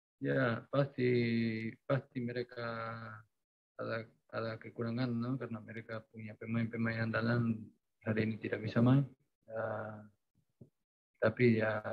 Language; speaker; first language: Indonesian; non-native, fluent; Spanish